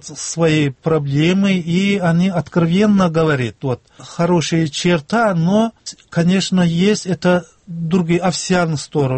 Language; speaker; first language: Russian; non-native, local second language; Turkmen